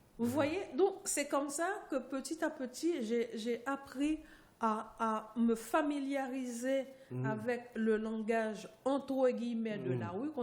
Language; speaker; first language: French; non-native, local second language; Haitian Creole